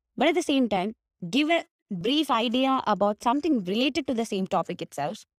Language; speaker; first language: English; non-native, local second language; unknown